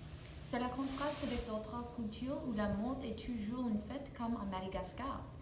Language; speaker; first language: French; non-native, learner; English